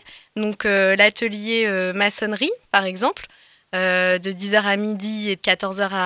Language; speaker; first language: French; native; French